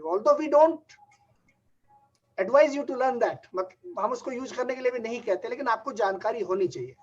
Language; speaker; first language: Hindi; native; Hindi